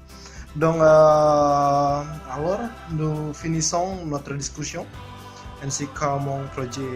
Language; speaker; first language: French; non-native, learner; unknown